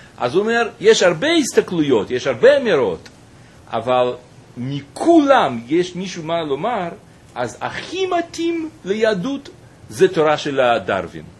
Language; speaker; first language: Hebrew; non-native, fluent; Russian